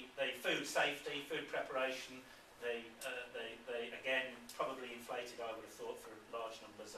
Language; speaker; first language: English; native; English